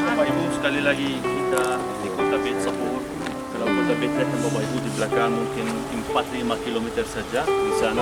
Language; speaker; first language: Indonesian; non-native, fluent; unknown